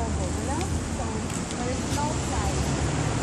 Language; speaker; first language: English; non-native, learner; Russian